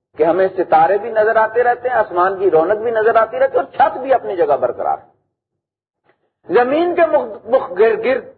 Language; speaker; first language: Urdu; non-native, local second language; Punjabi